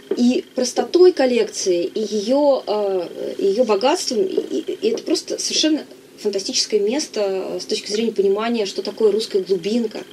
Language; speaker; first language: Russian; native; Russian